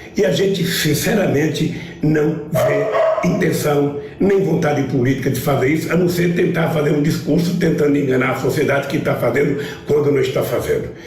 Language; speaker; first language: Portuguese; native; Portuguese